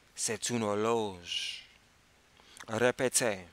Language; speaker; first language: French; non-native, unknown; English